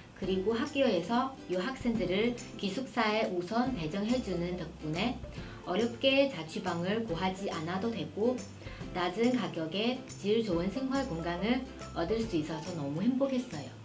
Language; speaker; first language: Korean; non-native, fluent; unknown